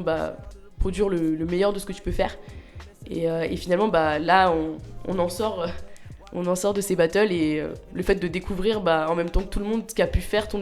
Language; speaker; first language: French; native; French